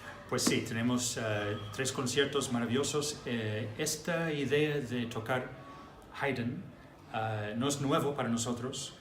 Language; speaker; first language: Spanish; non-native, fluent; English